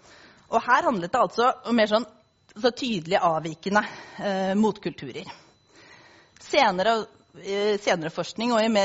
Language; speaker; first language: Norwegian; native; Norwegian